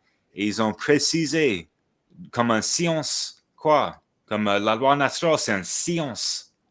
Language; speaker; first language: French; non-native, fluent; English